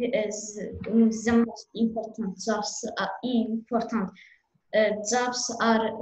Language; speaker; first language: English; non-native, learner; Azerbaijani